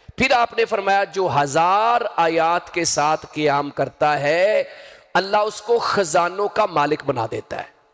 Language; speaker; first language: Urdu; non-native, local second language; Punjabi